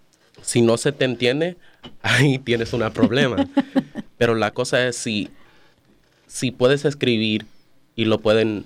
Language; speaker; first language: Spanish; early bilingual, other home language; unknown